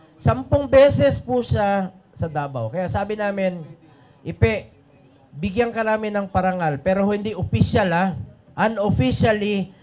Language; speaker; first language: Filipino; non-native, local second language; Cebuano